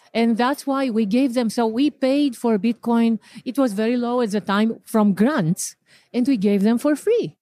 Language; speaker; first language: English; non-native, fluent; Romanian